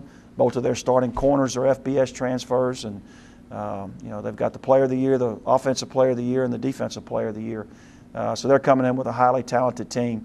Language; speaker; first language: English; native; English